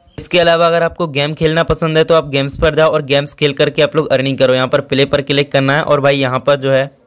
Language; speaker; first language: Hindi; native; Hindi